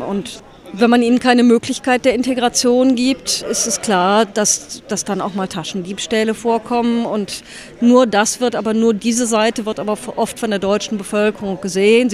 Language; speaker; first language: German; native; German